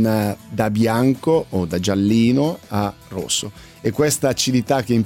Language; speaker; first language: Italian; native; Italian